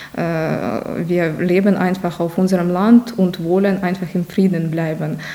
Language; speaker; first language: German; non-native, fluent; Ukrainian